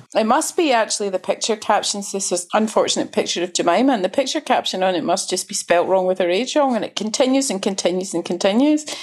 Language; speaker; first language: English; native; English